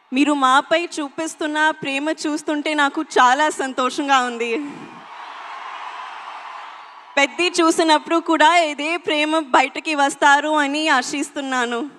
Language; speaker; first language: Telugu; non-native, learner; Hindi